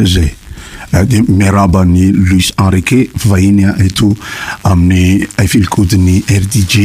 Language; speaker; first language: French; non-native, local second language; Malagasy